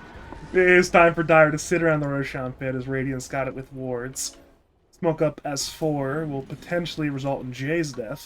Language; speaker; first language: English; native; English